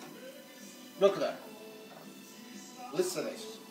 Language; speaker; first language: English; non-native, local second language; Italian